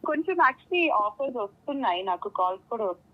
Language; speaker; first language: Telugu; non-native, local second language; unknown